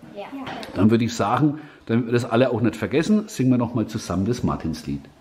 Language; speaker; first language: German; native; German